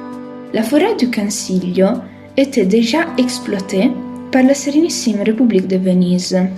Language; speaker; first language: French; non-native, learner; Italian